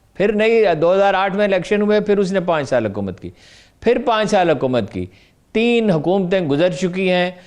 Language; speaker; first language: Urdu; non-native, local second language; Punjabi